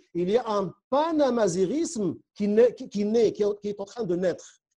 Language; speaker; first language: French; non-native, local second language; Central Atlas Tamazight